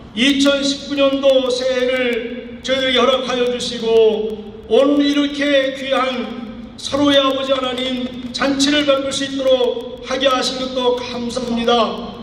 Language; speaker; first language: Korean; native; Korean